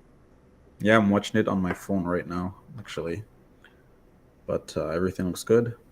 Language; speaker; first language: English; native; English